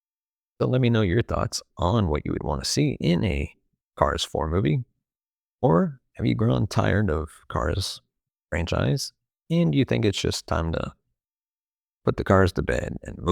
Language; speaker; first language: English; native; English